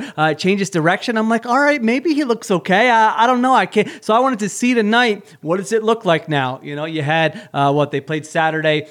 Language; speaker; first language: English; native; English